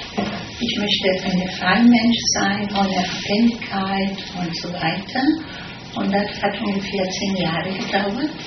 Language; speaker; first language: German; non-native, fluent; Italian